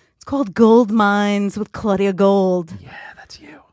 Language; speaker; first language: English; native; English